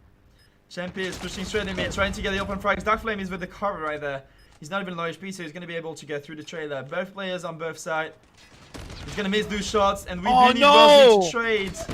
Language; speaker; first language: English; non-native, fluent; French